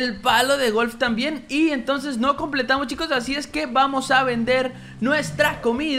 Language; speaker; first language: Spanish; native; Spanish